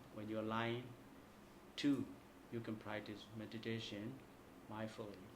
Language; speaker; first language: English; non-native, fluent; Burmese